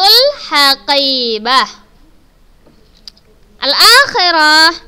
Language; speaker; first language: Arabic; non-native, fluent; Indonesian